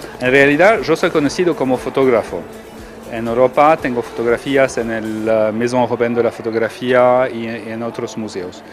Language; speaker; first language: Spanish; non-native, fluent; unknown